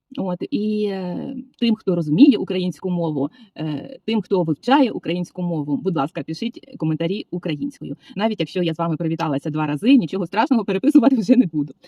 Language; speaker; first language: Ukrainian; native; Ukrainian